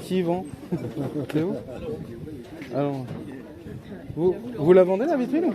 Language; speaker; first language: French; native; French